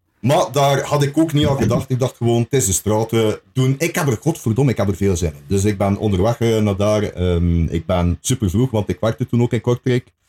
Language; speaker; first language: Dutch; native; Dutch